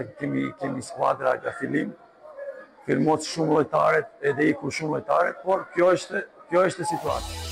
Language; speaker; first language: Albanian; non-native, learner; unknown